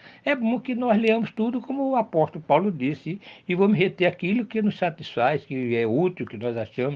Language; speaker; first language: Portuguese; native; Portuguese